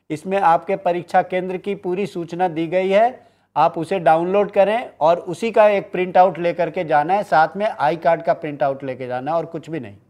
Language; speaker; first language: Hindi; native; Hindi